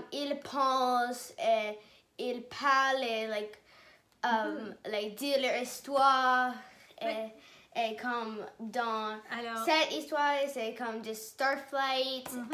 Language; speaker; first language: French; non-native, learner; English